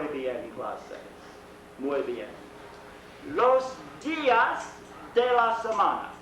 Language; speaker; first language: Spanish; non-native, fluent; English